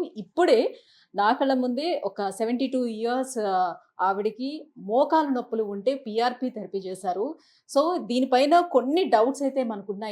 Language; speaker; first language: Telugu; native; Telugu